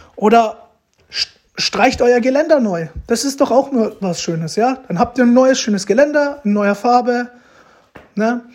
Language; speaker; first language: German; early bilingual, other home language; Romanian